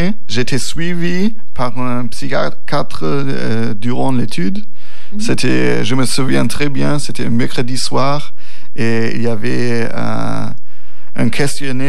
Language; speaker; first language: French; non-native, learner; German